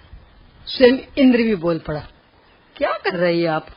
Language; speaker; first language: Hindi; native; Hindi